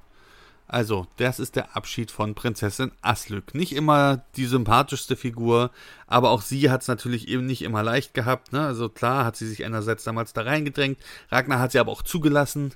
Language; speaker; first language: German; native; German